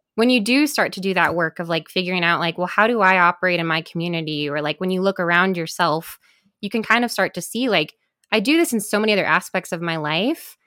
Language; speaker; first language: English; native; English